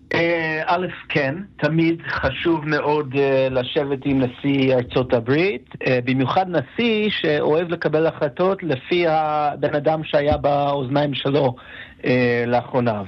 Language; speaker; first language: Hebrew; non-native, fluent; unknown